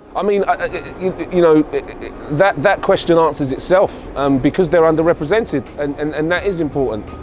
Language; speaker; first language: English; native; English